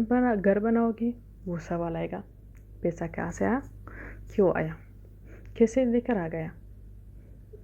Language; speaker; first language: Hindi; non-native, fluent; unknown